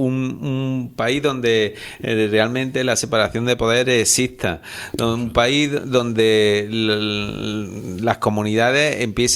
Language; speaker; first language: Spanish; native; Spanish